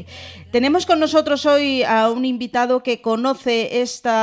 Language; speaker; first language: Spanish; native; Spanish